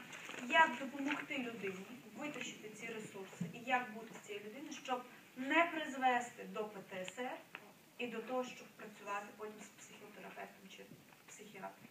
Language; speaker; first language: Ukrainian; native; Ukrainian